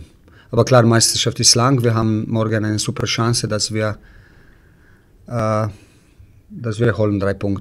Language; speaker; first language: German; non-native, fluent; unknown